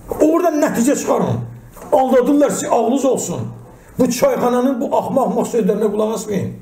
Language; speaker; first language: Azerbaijani; non-native, local second language; Talysh